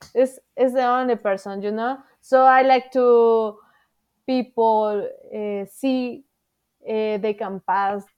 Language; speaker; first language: English; non-native, learner; Spanish